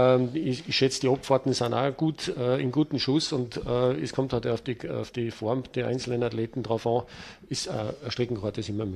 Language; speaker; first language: German; native; German